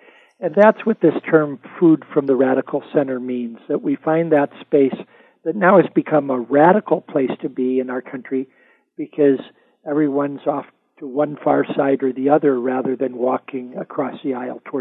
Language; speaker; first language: English; native; English